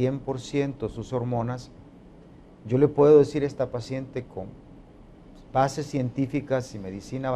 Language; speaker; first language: Spanish; native; Spanish